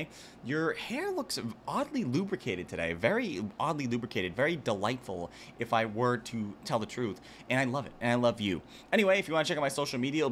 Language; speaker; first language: English; native; English